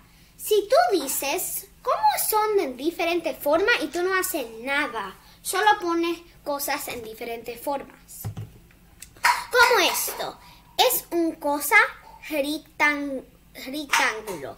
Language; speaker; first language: Spanish; early bilingual, heritage; Spanish